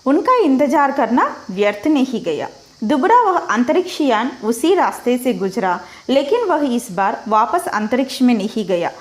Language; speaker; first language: Hindi; non-native, local second language; Telugu